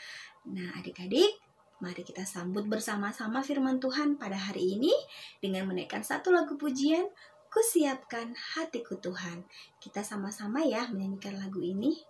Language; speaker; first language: Indonesian; native; Indonesian